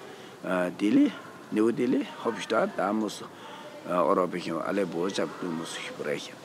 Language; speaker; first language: German; non-native, learner; Tibetan